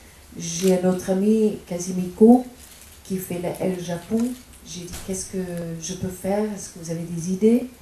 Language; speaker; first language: French; non-native, fluent; English